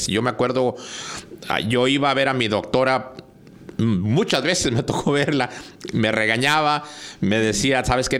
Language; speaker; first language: Spanish; native; Spanish